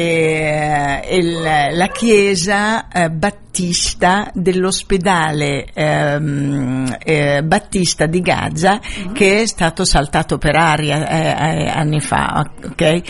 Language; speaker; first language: Italian; non-native, fluent; Arabic